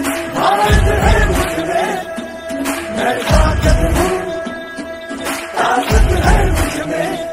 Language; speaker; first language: Hindi; non-native, local second language; Gujarati